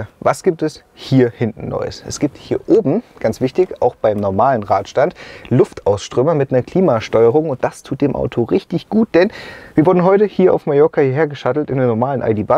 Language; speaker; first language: German; native; German